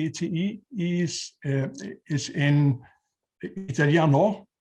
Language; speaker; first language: Spanish; non-native, learner; German